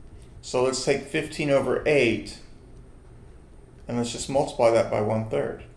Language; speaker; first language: English; native; English